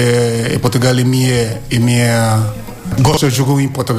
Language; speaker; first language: Portuguese; non-native, learner; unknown